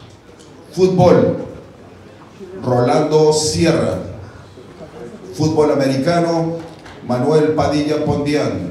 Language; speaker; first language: Spanish; native; Spanish